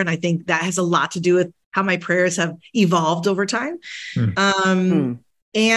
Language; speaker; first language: English; early bilingual, other home language; Spanish